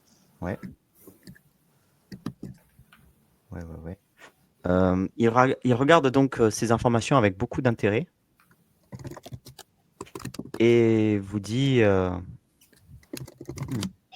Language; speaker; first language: French; native; French